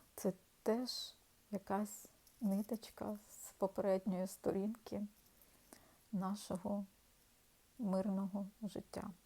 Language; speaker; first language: Ukrainian; non-native, local second language; Russian